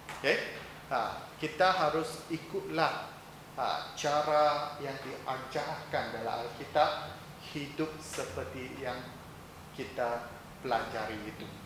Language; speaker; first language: Malay; non-native, local second language; Chinese